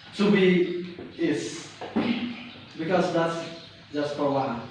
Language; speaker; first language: English; non-native, learner; Indonesian